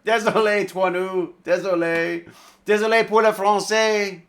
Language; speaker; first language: French; non-native, learner; English